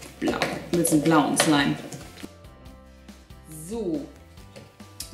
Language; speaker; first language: German; native; German